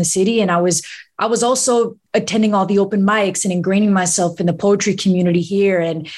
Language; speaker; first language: English; native; English